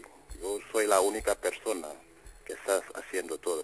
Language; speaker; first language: Spanish; non-native, fluent; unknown